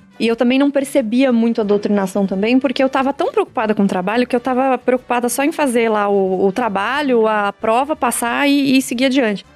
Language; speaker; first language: Portuguese; native; Portuguese